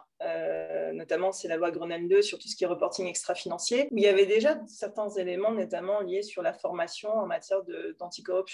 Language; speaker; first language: French; native; French